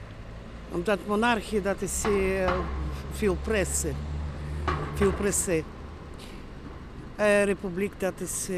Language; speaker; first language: Dutch; non-native, local second language; French